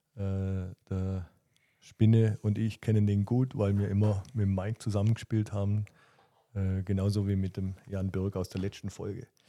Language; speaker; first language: German; native; German